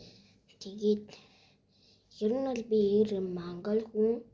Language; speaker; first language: Mongolian; early bilingual, heritage; Mongolian